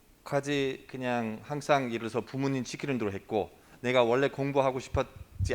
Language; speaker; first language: Korean; non-native, fluent; German